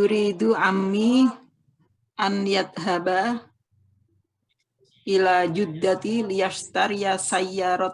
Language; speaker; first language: Arabic; non-native, learner; Indonesian